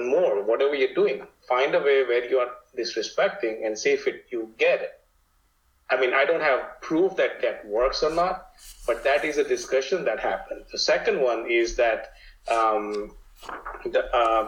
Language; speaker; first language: English; non-native, local second language; Gujarati